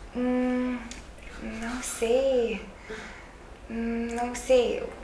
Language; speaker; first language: Portuguese; non-native, learner; Lithuanian